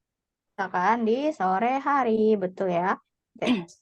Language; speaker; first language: Indonesian; native; Indonesian